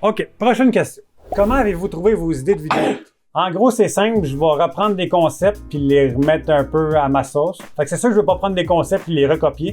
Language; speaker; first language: French; native; French